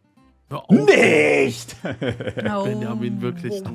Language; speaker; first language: German; native; German